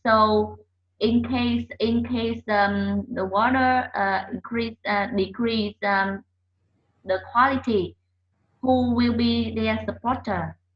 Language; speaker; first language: English; non-native, learner; Vietnamese